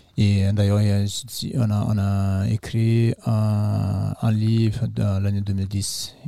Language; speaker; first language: French; non-native, fluent; Nepali